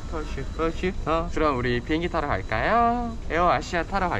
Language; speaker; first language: Korean; native; Korean